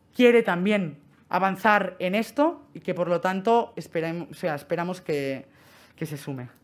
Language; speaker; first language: Spanish; non-native, local second language; Catalan